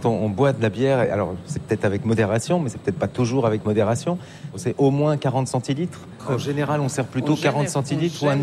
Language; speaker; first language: French; native; French